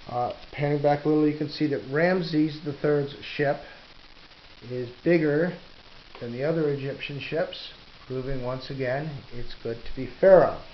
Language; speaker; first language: English; native; English